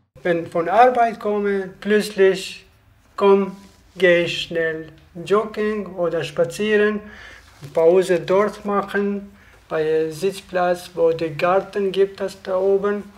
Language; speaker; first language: German; non-native, learner; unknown